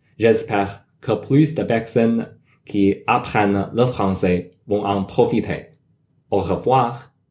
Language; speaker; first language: French; non-native, learner; Chinese